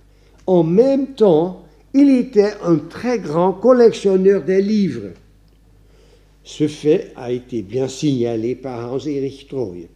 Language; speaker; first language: French; non-native, fluent; Dutch